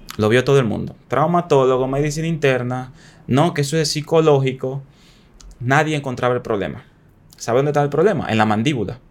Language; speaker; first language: Spanish; native; Spanish